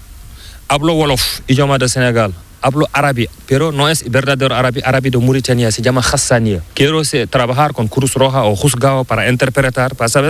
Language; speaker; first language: Spanish; non-native, learner; Fula